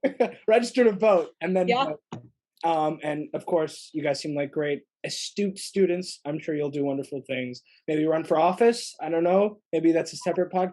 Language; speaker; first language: English; native; English